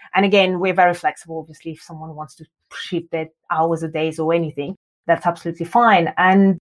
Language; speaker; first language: English; non-native, fluent; Russian